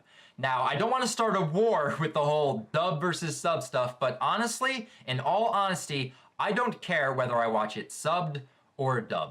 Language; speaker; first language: English; native; English